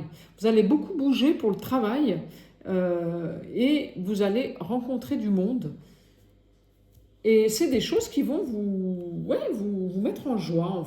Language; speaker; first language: French; native; French